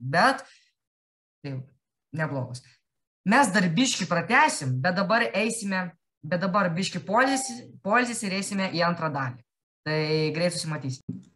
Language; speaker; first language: Lithuanian; native; Lithuanian